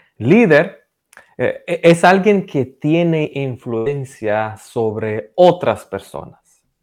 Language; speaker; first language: Spanish; non-native, fluent; Romanian